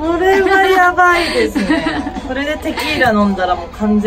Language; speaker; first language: Japanese; native; Japanese